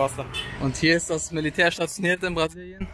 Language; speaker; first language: German; native; German